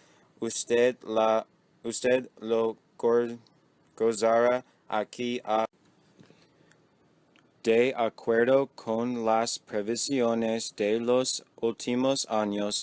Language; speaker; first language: Spanish; non-native, learner; English